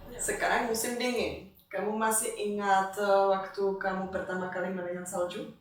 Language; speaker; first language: Indonesian; non-native, fluent; Czech